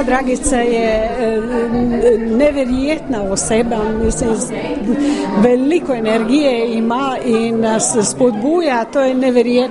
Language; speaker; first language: Slovenian; non-native, learner; Croatian